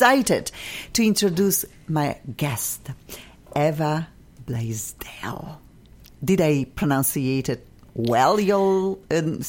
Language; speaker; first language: English; non-native, fluent; Polish